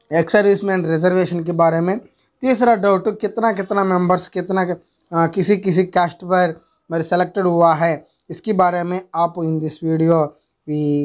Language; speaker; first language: Hindi; non-native, local second language; Telugu